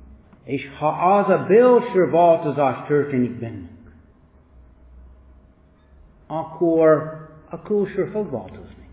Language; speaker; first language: Hungarian; non-native, fluent; English